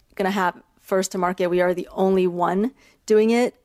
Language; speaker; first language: English; early bilingual, other home language; Chinese